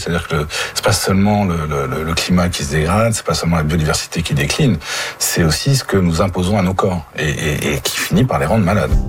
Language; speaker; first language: French; native; French